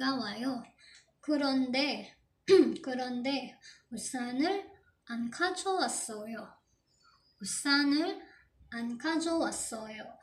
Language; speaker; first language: Korean; non-native, fluent; Filipino